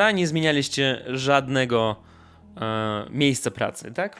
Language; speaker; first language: Polish; non-native, fluent; Russian